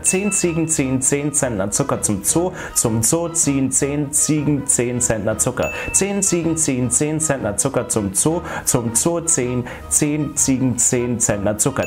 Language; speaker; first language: German; native; German